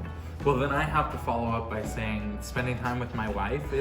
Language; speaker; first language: English; native; English